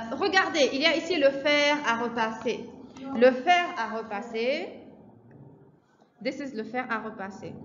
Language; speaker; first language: French; non-native, fluent; Arabic